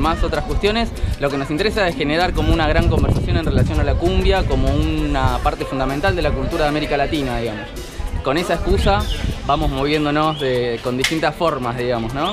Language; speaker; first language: Spanish; native; Spanish